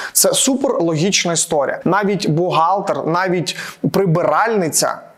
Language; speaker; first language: Ukrainian; non-native, local second language; Russian